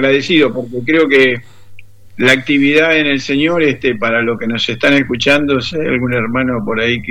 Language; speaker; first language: Spanish; native; Spanish